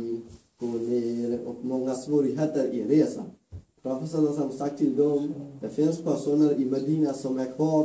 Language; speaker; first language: Swedish; non-native, fluent; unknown